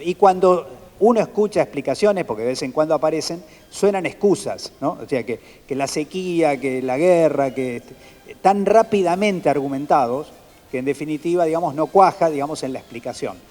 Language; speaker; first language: Spanish; native; Spanish